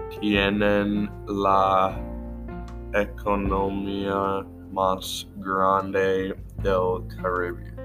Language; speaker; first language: Spanish; non-native, learner; English